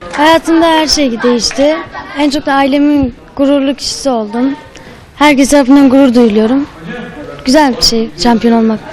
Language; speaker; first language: Turkish; native; Turkish